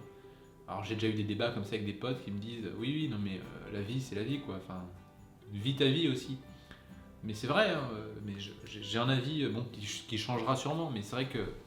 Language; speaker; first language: French; native; French